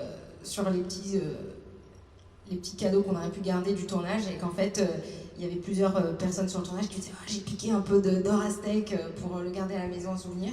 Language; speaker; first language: French; native; French